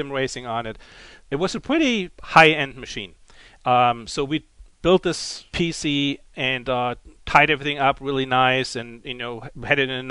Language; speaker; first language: English; non-native, fluent; German